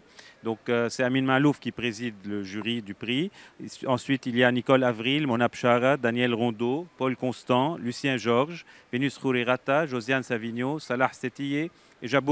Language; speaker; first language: French; native; French